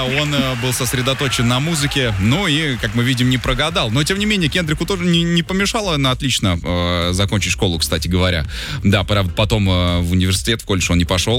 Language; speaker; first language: Russian; native; Russian